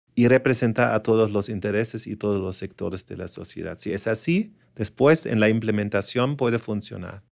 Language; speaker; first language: Spanish; non-native, fluent; German